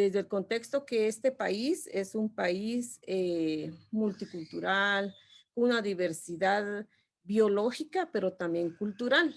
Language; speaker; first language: Spanish; non-native, local second language; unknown